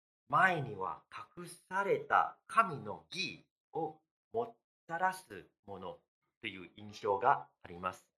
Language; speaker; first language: Japanese; non-native, fluent; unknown